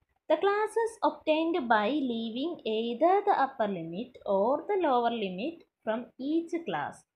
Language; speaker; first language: English; non-native, local second language; Malayalam